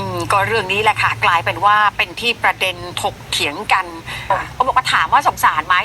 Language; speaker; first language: Thai; native; Thai